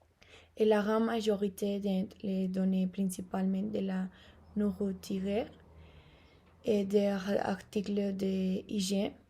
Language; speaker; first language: French; non-native, learner; Spanish